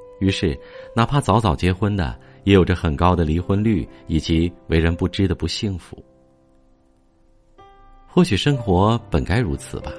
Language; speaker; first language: Chinese; native; Chinese